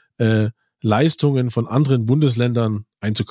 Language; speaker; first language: German; native; German